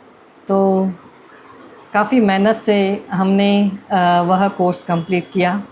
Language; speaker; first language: Hindi; native; Hindi